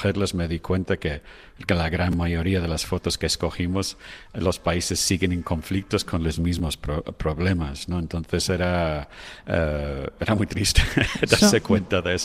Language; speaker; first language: Spanish; non-native, fluent; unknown